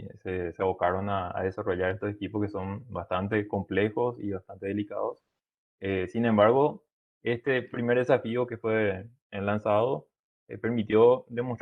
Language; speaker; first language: Spanish; native; Spanish